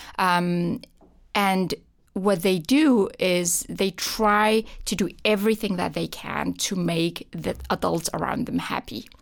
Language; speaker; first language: English; non-native, fluent; Persian